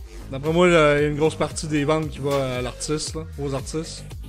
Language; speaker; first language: French; native; French